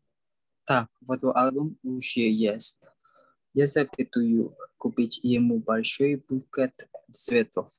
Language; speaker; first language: Russian; non-native, learner; Indonesian